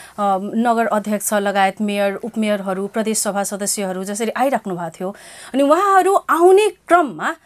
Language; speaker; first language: Nepali; non-native, local second language; Maithili